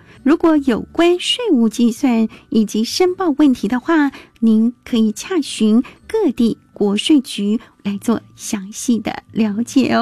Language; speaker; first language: Chinese; native; Chinese